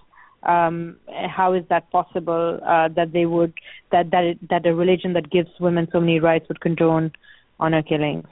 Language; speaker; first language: English; non-native, local second language; Urdu